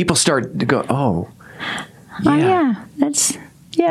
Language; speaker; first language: English; native; English